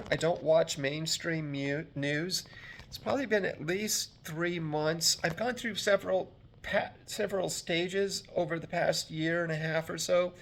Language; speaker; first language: English; native; English